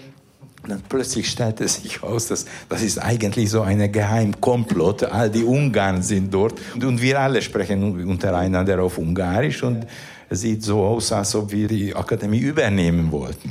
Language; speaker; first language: German; non-native, fluent; Hungarian